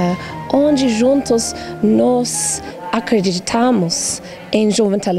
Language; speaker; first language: Portuguese; non-native, learner; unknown